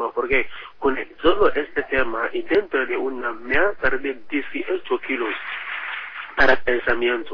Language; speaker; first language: Spanish; non-native, learner; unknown